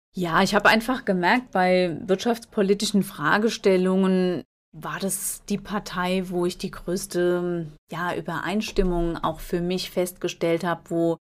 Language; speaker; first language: German; native; German